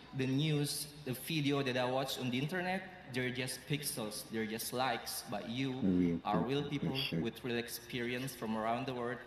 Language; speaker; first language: English; non-native, fluent; Indonesian